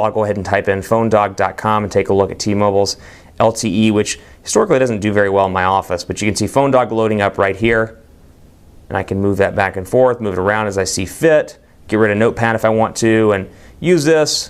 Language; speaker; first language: English; native; English